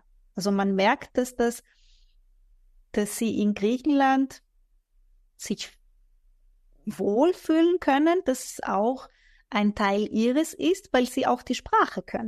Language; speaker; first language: German; non-native, fluent; Greek